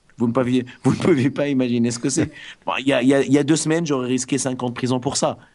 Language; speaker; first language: French; non-native, local second language; Arabic